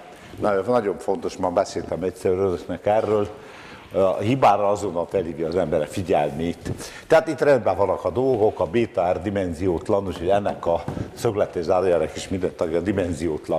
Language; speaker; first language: Hungarian; native; Hungarian